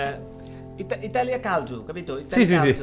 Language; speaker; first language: Italian; non-native, learner; Bangla